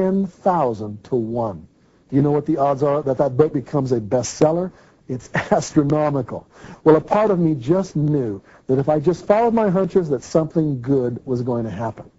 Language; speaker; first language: English; native; English